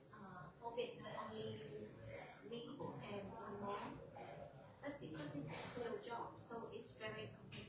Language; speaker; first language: English; non-native, learner; Vietnamese